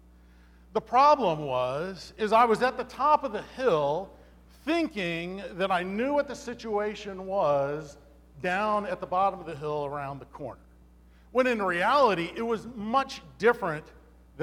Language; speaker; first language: English; native; English